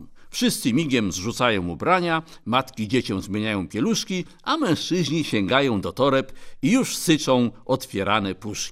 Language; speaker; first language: Polish; native; Polish